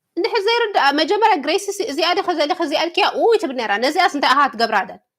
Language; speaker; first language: Tigrinya; early bilingual, heritage; Tigrinya